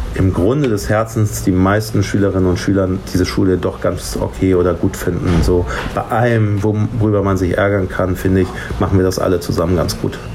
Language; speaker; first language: German; native; German